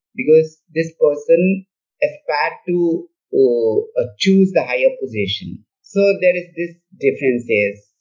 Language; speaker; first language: English; non-native, local second language; Manipuri